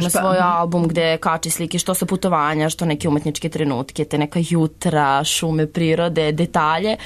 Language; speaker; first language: Serbian; native; Serbian